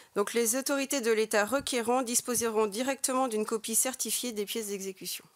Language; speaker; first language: French; native; French